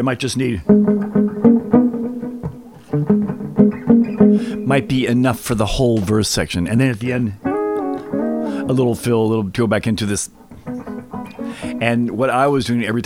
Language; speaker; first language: English; native; English